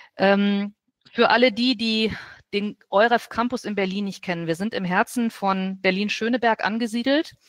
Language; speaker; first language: German; native; German